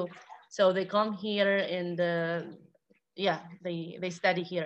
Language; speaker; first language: English; non-native, fluent; Arabic